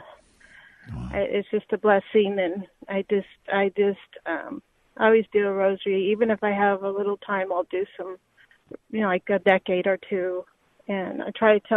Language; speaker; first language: English; native; English